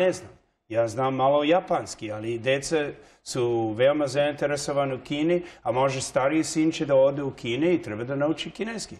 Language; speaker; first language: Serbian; early bilingual, heritage; English